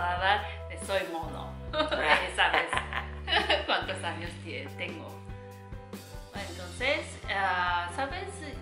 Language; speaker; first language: Spanish; non-native, learner; Japanese